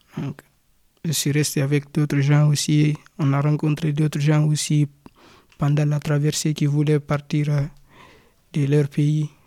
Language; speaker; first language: French; non-native, local second language; Fula